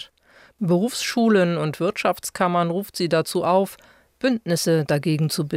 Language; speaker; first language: German; native; German